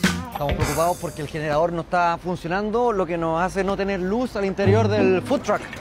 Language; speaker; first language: Spanish; native; Spanish